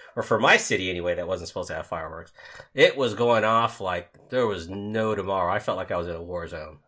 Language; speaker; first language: English; native; English